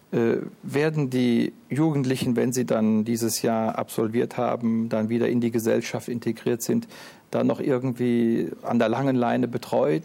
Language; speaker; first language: German; native; German